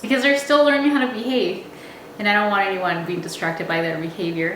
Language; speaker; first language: English; native; English